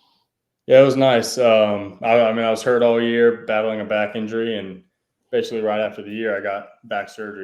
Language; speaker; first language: English; native; English